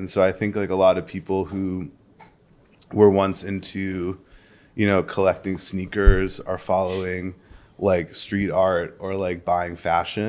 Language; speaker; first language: English; native; English